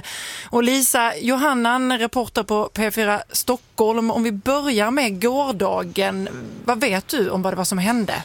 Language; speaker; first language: Swedish; native; Swedish